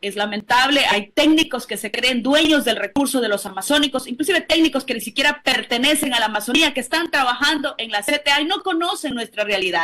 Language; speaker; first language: Spanish; native; Spanish